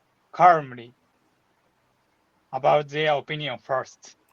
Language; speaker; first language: English; non-native, learner; Japanese